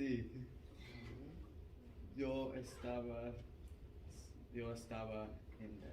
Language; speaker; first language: Spanish; non-native, learner; English